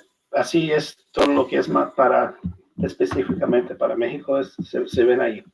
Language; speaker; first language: Spanish; non-native, learner; English